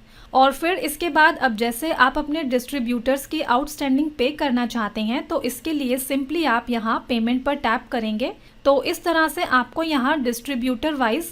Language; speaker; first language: Hindi; native; Hindi